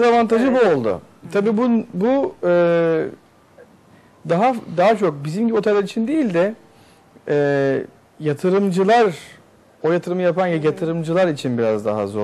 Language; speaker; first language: Turkish; native; Turkish